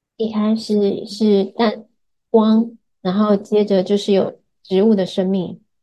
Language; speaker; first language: Chinese; non-native, learner; English